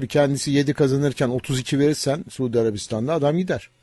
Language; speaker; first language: Turkish; native; Turkish